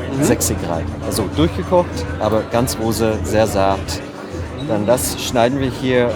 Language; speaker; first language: German; non-native, learner; French